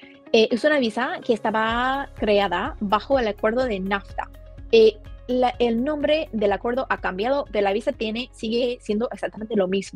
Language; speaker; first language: Spanish; non-native, fluent; English